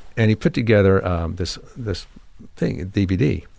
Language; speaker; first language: English; native; English